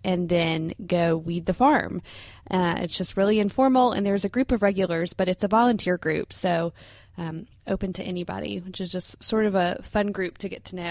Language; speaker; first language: English; native; English